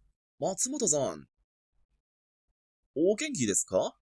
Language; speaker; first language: Japanese; non-native, fluent; Cantonese